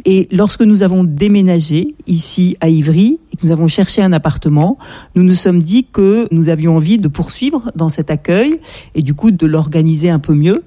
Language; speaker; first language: French; native; French